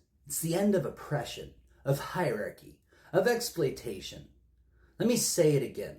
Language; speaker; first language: English; native; English